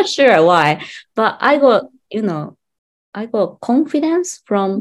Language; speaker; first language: English; non-native, learner; Japanese